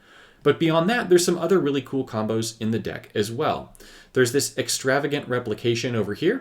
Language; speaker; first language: English; native; English